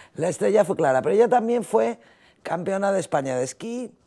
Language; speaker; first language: Spanish; native; Spanish